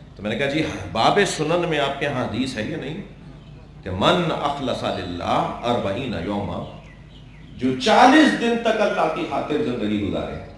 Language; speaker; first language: Urdu; native; Urdu